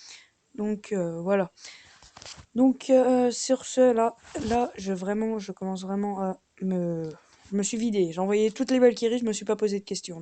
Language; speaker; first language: French; native; French